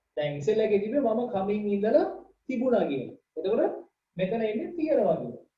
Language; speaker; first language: Sinhala; native; Sinhala